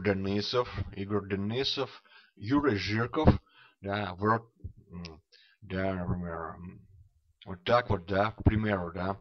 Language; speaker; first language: Russian; non-native, fluent; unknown